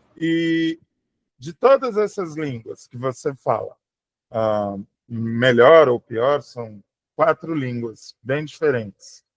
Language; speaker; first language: Portuguese; native; Portuguese